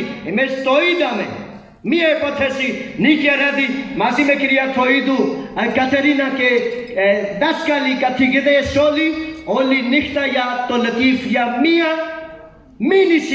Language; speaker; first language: Greek; non-native, learner; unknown